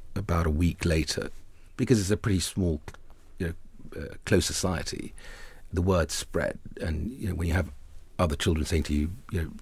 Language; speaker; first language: English; early bilingual, other home language; Arabic